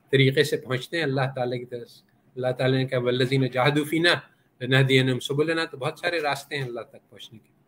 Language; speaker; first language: Urdu; native; Urdu